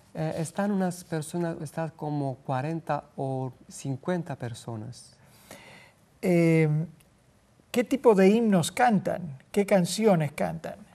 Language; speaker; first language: Spanish; non-native, fluent; Romanian